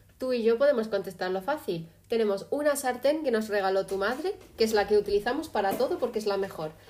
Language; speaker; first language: Spanish; early bilingual, other home language; English